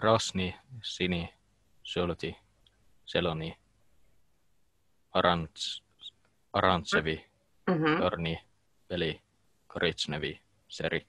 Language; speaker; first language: Russian; non-native, learner; Finnish